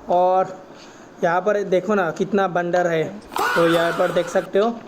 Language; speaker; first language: Hindi; non-native, local second language; Assamese